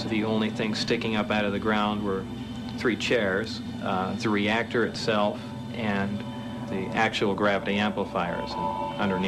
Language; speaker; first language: English; native; English